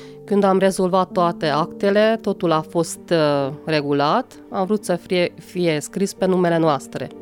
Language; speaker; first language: Romanian; non-native, local second language; Hungarian